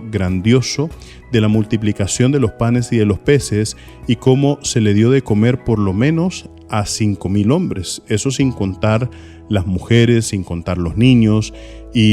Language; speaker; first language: Spanish; native; Spanish